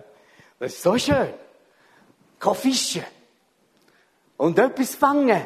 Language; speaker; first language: German; non-native, fluent; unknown